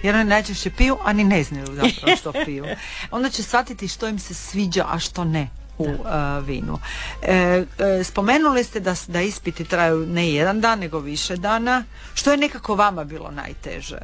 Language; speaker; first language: Serbian; native; Serbian